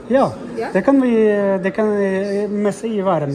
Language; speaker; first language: Latvian; non-native, local second language; Russian